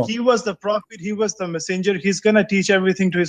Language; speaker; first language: English; non-native, fluent; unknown